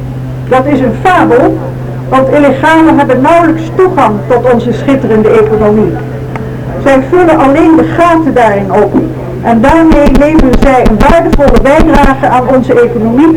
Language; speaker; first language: Dutch; native; Dutch